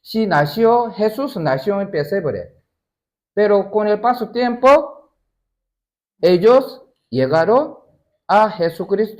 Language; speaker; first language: Spanish; non-native, learner; Korean